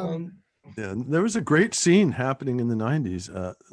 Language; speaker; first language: English; native; English